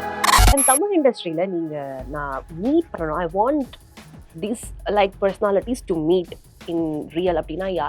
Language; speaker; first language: Tamil; native; Tamil